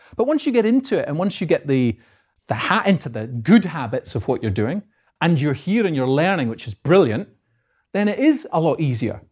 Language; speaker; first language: English; native; English